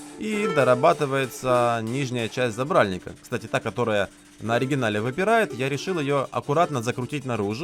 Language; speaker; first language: Russian; native; Russian